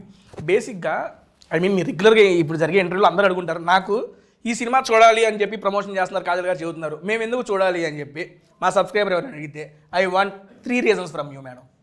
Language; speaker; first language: Telugu; native; Telugu